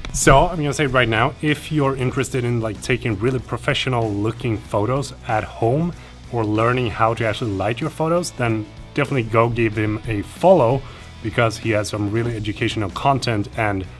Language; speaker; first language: English; non-native, fluent; Swedish